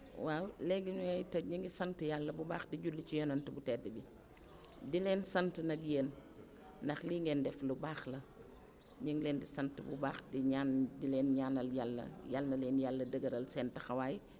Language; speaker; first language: Wolof; native; Wolof